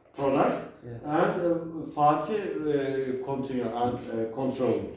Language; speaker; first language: English; non-native, learner; Turkish